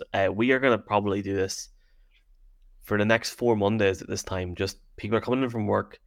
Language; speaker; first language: English; native; English